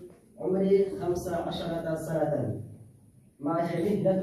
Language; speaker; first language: Arabic; non-native, learner; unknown